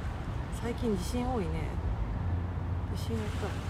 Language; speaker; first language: Japanese; non-native, fluent; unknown